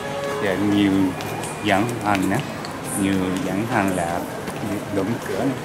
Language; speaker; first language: Vietnamese; non-native, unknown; Japanese